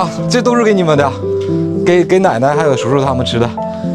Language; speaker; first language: Chinese; native; Chinese